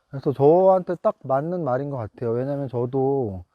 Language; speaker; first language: Korean; native; Korean